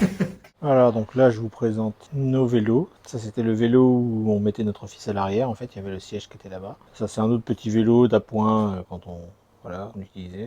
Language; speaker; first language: French; native; French